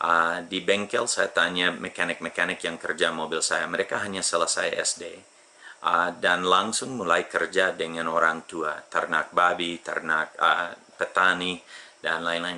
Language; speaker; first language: Indonesian; non-native, fluent; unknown